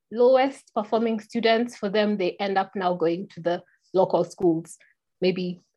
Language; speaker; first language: English; non-native, local second language; Kikuyu